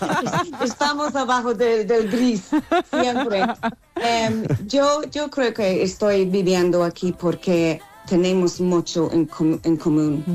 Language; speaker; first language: Spanish; non-native, fluent; English